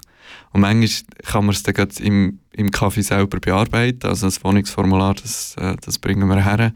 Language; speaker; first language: German; native; German